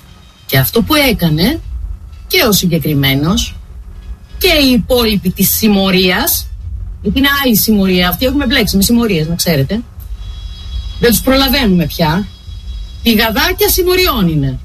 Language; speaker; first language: Greek; native; Greek